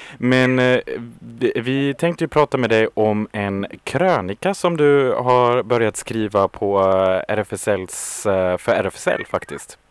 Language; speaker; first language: Swedish; non-native, fluent; German